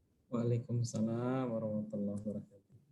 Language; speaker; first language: Indonesian; native; Indonesian